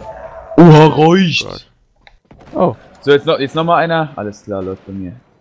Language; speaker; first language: German; native; German